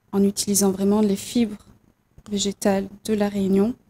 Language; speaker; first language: French; native; French